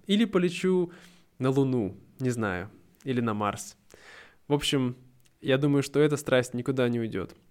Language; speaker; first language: Russian; native; Russian